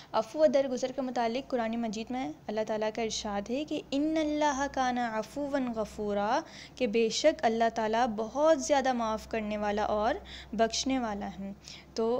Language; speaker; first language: Urdu; native; Urdu